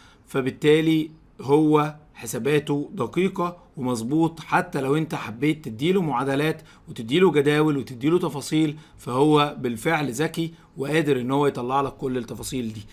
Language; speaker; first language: Arabic; native; Arabic